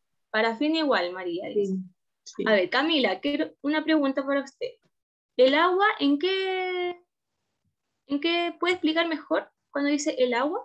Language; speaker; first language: Spanish; native; Spanish